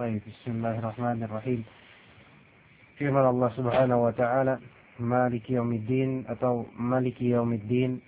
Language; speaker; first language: Arabic; non-native, fluent; Indonesian